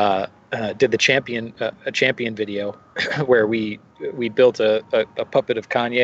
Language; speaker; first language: English; native; English